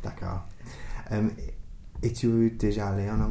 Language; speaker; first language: French; non-native, fluent; English